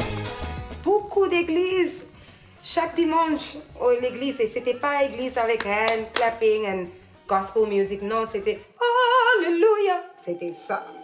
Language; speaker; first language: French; non-native, learner; English